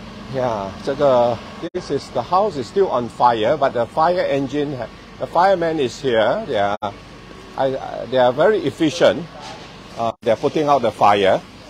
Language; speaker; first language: English; non-native, local second language; Chinese